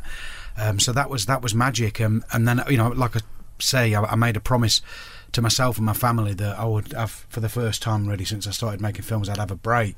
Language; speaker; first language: English; native; English